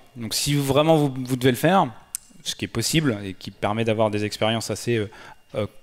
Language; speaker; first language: French; native; French